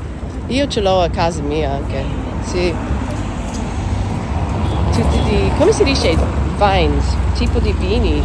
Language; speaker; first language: Italian; non-native, learner; English